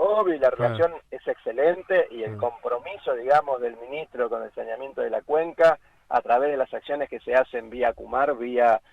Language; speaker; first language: Spanish; native; Spanish